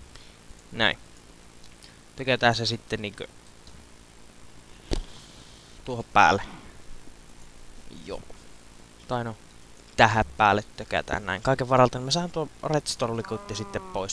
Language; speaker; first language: Finnish; native; Finnish